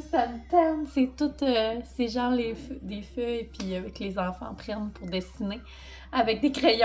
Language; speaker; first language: French; native; French